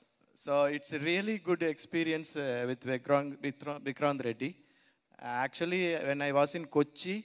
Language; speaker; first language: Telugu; non-native, learner; Tamil